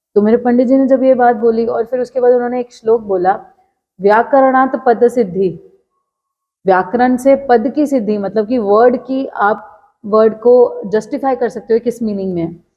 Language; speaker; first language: Hindi; non-native, local second language; Punjabi